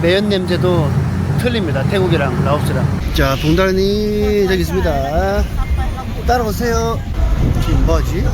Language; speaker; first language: Korean; native; Korean